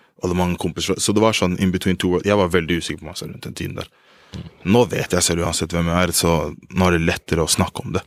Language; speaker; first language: Norwegian; early bilingual, other home language; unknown